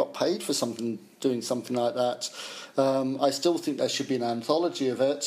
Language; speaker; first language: English; native; English